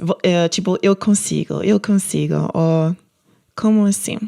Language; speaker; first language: Portuguese; non-native, learner; English